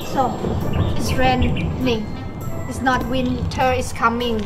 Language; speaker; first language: English; non-native, learner; Thai